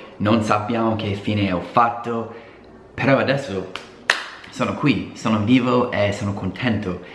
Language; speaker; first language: Italian; non-native, fluent; English